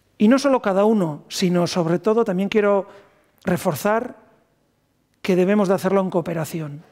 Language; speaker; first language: Spanish; native; Spanish